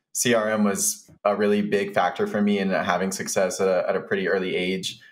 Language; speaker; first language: English; native; English